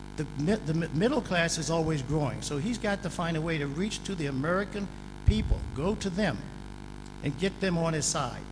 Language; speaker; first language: English; native; English